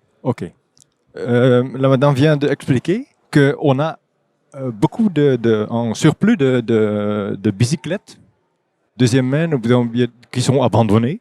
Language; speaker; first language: French; non-native, fluent; Dutch